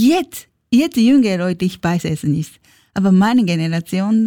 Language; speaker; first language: German; non-native, learner; Japanese